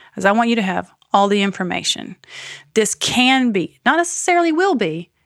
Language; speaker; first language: English; native; English